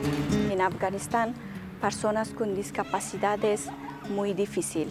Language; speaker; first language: Spanish; non-native, learner; Persian